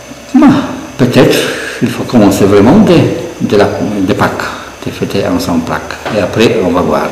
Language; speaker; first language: French; non-native, fluent; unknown